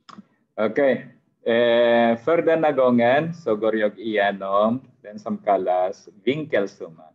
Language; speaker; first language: Swedish; non-native, fluent; Arabic